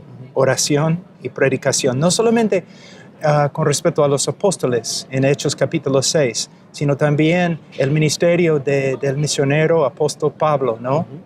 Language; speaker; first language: Spanish; non-native, fluent; English